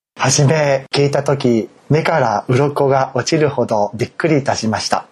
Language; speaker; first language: Japanese; native; Japanese